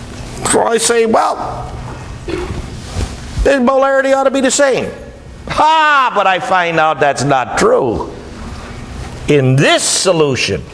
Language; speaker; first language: English; native; English